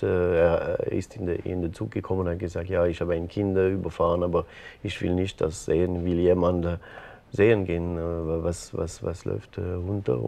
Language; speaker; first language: German; non-native, local second language; French